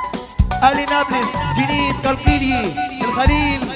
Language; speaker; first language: Arabic; native; Arabic